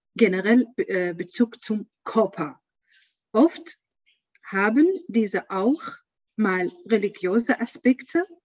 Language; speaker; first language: German; non-native, learner; Arabic